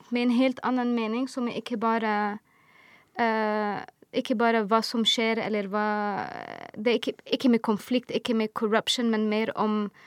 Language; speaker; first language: Norwegian; non-native, fluent; Arabic